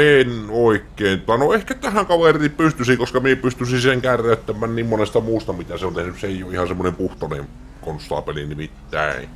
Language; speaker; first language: Finnish; native; Finnish